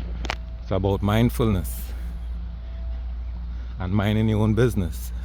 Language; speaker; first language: English; native; English